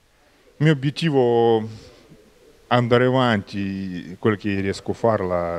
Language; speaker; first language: Italian; non-native, learner; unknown